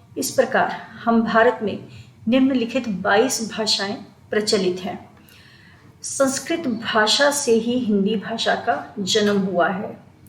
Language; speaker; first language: Hindi; native; Hindi